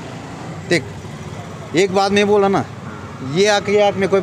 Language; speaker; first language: Hindi; non-native, learner; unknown